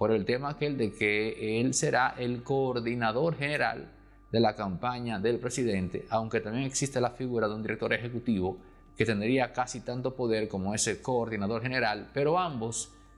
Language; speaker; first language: Spanish; native; Spanish